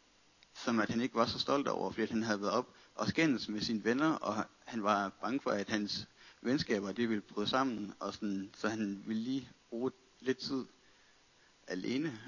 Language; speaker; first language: Danish; native; Danish